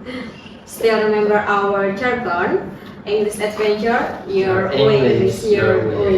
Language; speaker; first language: English; non-native, learner; Indonesian